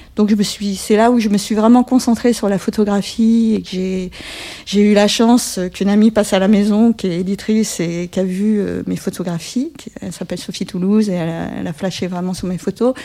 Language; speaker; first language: French; native; French